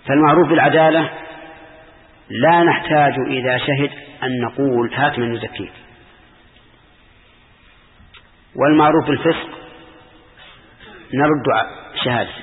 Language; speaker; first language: Arabic; native; Arabic